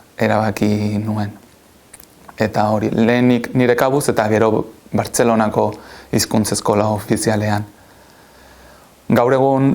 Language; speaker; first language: Basque; non-native, local second language; Catalan